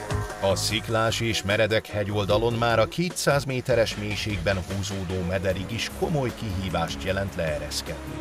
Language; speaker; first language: Hungarian; native; Hungarian